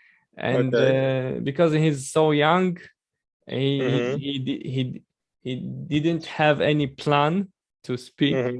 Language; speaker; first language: English; non-native, learner; Chechen